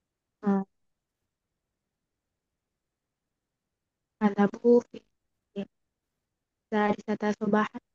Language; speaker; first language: Arabic; non-native, learner; Indonesian